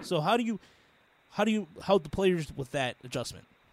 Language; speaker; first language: English; early bilingual, other home language; Spanish